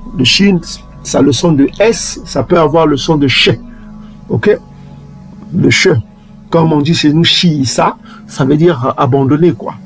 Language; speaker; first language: French; non-native, local second language; Kongo